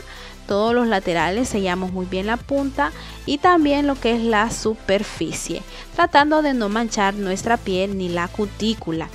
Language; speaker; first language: Spanish; native; Spanish